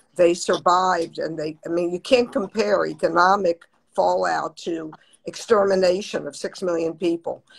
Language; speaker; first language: English; native; English